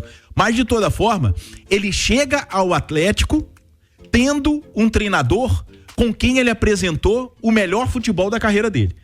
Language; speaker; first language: Portuguese; native; Portuguese